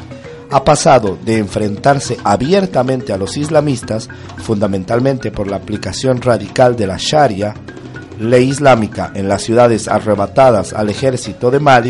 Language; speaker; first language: Spanish; native; Spanish